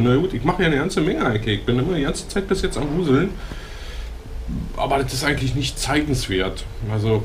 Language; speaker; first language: German; native; German